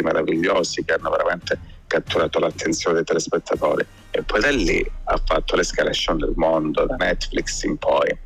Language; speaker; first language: Italian; native; Italian